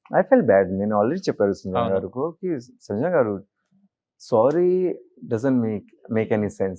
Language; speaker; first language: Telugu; non-native, learner; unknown